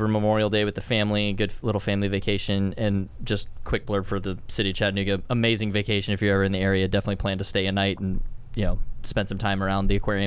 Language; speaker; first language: English; native; English